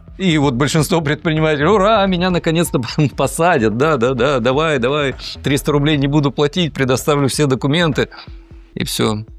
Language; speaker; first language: Russian; native; Russian